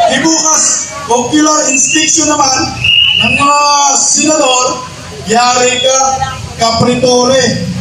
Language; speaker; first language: Filipino; non-native, local second language; Cebuano